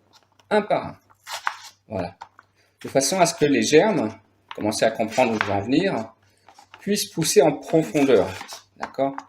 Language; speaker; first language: French; native; French